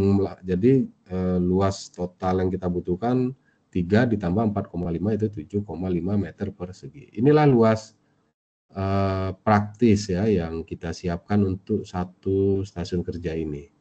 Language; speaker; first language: Indonesian; native; Indonesian